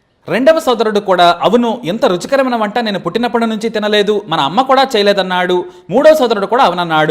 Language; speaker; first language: Telugu; native; Telugu